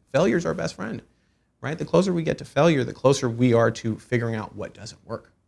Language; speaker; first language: English; early bilingual, other home language; Persian